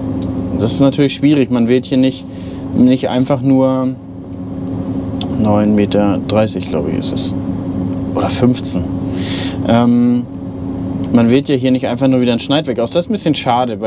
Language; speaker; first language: German; native; German